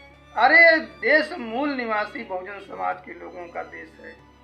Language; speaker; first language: Hindi; native; Hindi